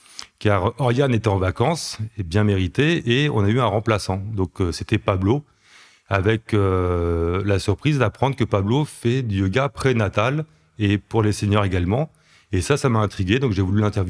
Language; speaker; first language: French; native; French